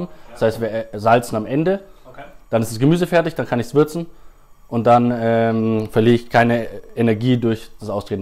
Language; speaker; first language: German; native; German